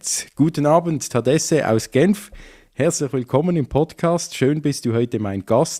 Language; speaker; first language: German; native; German